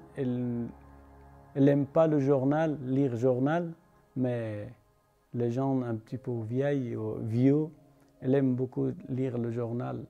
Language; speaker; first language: French; non-native, learner; Persian